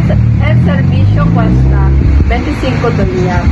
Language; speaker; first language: Spanish; non-native, learner; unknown